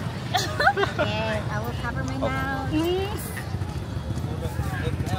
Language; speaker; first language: English; non-native, local second language; Cebuano